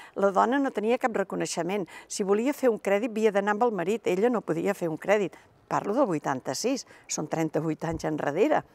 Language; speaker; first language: Catalan; native; Catalan